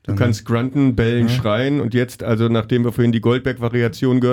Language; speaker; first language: German; native; German